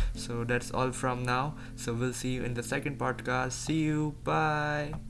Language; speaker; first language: English; non-native, local second language; Urdu